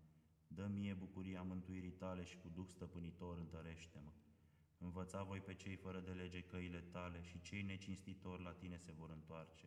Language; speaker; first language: Romanian; native; Romanian